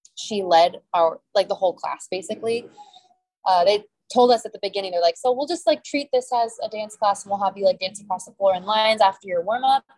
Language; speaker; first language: English; native; English